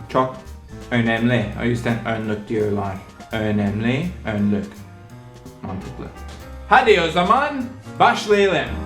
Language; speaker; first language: Turkish; non-native, learner; English